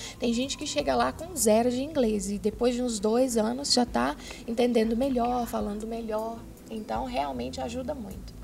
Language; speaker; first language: Portuguese; native; Portuguese